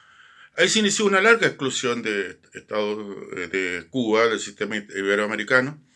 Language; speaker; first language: Spanish; native; Spanish